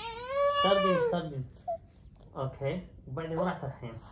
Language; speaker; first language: Arabic; native; Arabic